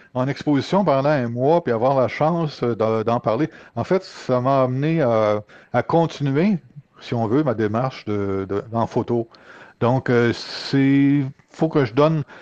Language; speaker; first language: French; native; French